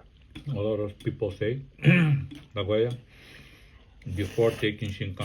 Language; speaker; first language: English; non-native, learner; Japanese